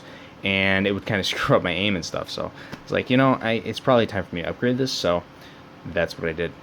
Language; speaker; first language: English; native; English